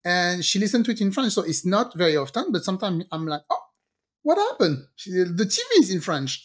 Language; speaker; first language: English; non-native, fluent; French